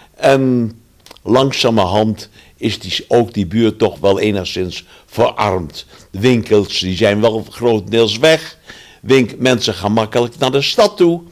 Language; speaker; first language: Dutch; early bilingual, other home language; German